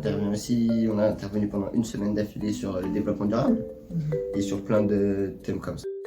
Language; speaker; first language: French; native; French